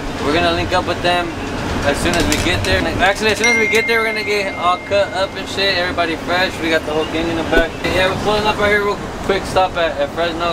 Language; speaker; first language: English; early bilingual, other home language; Spanish